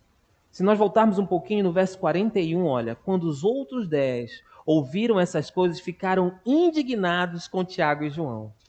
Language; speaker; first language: Portuguese; native; Portuguese